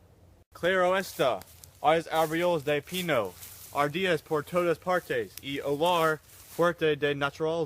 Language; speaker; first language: Spanish; non-native, learner; English